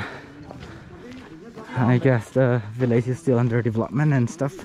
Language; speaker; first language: English; non-native, fluent; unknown